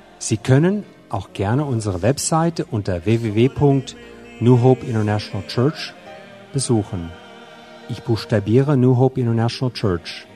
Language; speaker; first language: German; non-native, learner; Thai